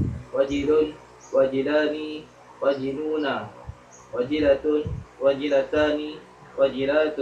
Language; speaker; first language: Arabic; non-native, learner; Malay